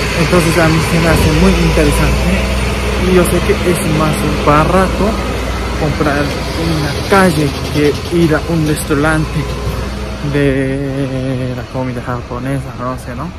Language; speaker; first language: Spanish; non-native, learner; Japanese